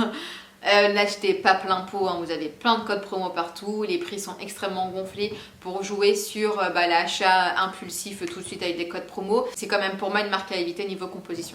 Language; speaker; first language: French; native; French